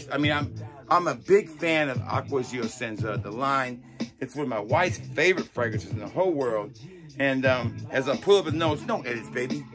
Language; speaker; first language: English; native; English